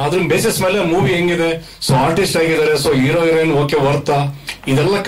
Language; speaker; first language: Kannada; native; Kannada